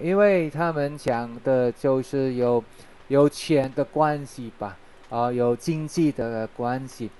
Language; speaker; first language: Chinese; non-native, fluent; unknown